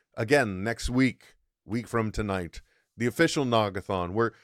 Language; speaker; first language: English; native; English